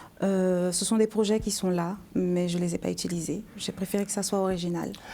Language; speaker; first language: French; native; French